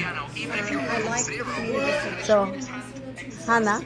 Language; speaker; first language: English; non-native, learner; Korean